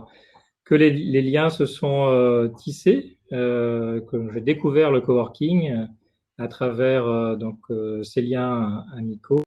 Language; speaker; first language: French; native; French